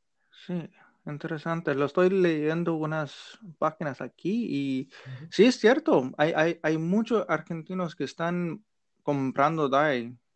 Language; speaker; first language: Spanish; non-native, learner; English